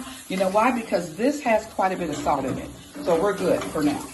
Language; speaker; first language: English; native; English